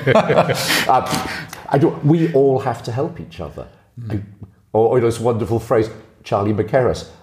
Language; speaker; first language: English; native; English